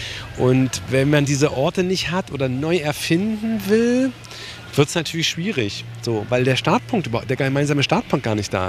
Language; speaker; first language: German; native; German